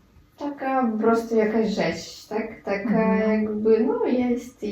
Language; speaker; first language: Polish; non-native, fluent; Russian